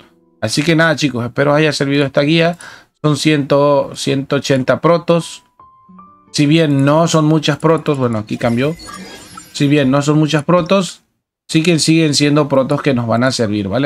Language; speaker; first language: Spanish; native; Spanish